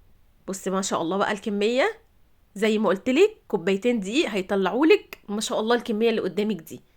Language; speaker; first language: Arabic; native; Arabic